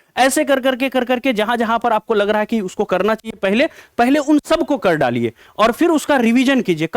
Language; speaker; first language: Hindi; native; Hindi